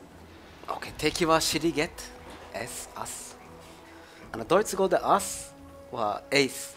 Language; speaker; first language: Japanese; non-native, learner; German